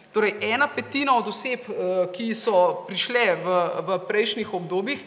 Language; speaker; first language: Slovenian; native; Slovenian